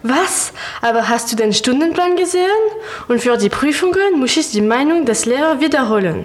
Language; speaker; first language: German; non-native, learner; French